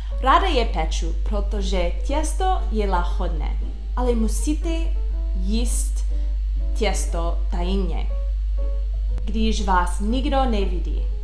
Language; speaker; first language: Czech; non-native, learner; English